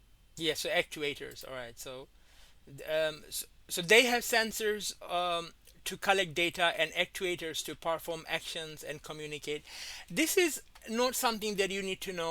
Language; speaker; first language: English; non-native, fluent; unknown